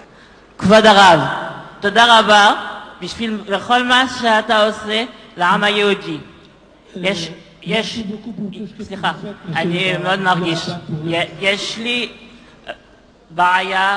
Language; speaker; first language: Hebrew; non-native, learner; French